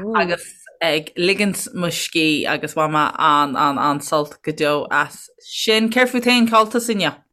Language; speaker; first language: Irish; native; Irish